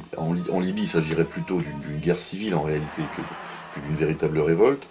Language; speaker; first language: French; native; French